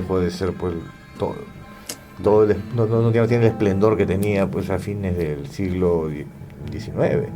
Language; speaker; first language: Spanish; native; Spanish